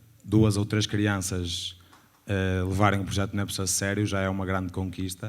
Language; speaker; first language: Portuguese; native; Portuguese